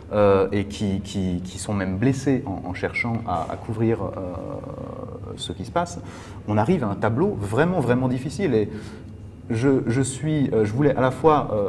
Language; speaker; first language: French; native; French